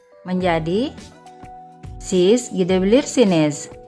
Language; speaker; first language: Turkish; non-native, fluent; Indonesian